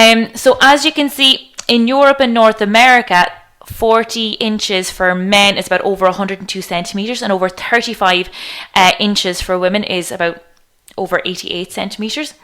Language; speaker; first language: English; native; English